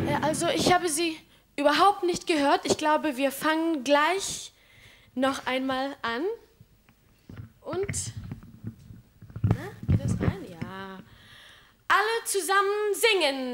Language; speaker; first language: German; early bilingual, other home language; Greek